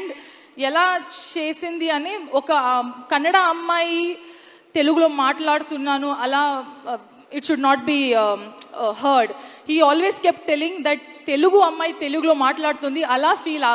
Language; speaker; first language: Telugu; non-native, local second language; Kannada